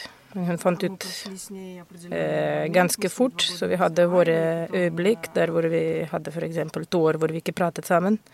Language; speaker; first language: Norwegian; non-native, fluent; Russian